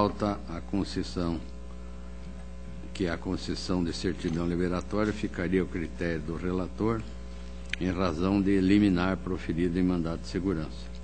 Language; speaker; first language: Portuguese; native; Portuguese